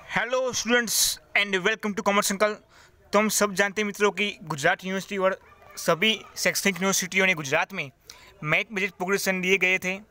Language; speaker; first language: Hindi; non-native, local second language; Gujarati